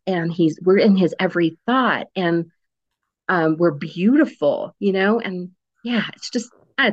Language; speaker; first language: English; native; English